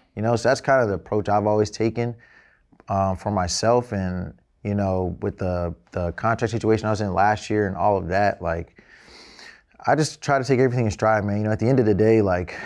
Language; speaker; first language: English; native; English